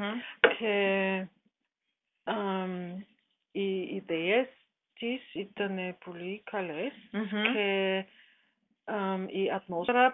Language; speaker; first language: Greek; non-native, learner; German